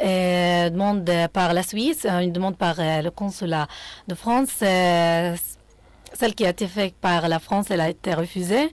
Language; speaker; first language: French; non-native, fluent; Arabic